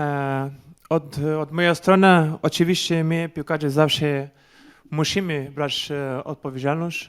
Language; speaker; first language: Polish; non-native, learner; Portuguese